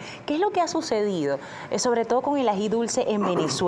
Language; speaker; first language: Spanish; native; Spanish